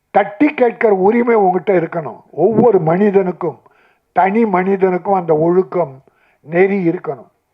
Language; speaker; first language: Tamil; native; Tamil